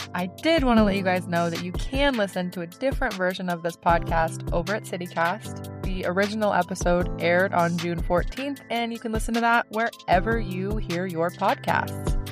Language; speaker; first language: English; native; English